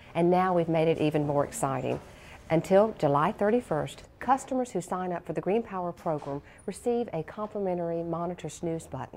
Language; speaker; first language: English; native; English